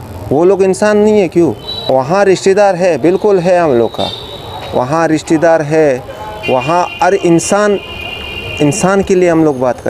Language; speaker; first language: Hindi; non-native, local second language; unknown